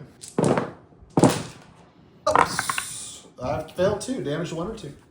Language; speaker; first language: English; native; English